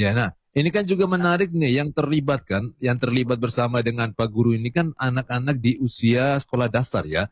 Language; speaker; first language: Indonesian; native; Indonesian